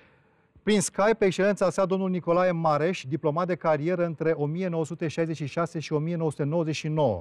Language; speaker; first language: Romanian; native; Romanian